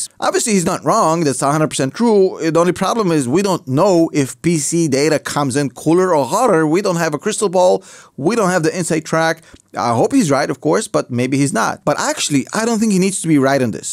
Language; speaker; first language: English; native; English